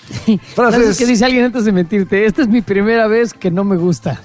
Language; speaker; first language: Spanish; native; Spanish